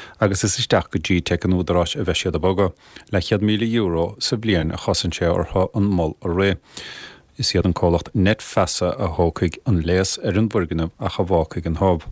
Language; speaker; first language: Irish; native; Irish